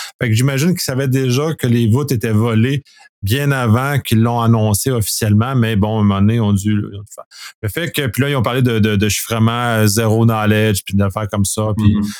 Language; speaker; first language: French; native; French